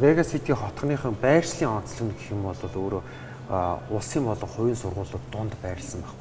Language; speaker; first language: Mongolian; native; Mongolian